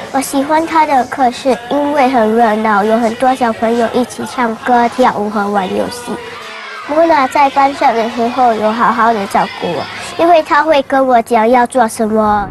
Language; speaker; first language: Chinese; early bilingual, other home language; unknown